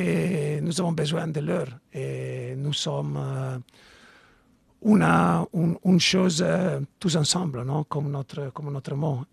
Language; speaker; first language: French; non-native, learner; Italian